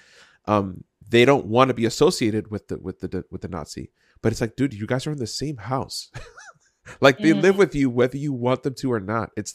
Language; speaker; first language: English; native; English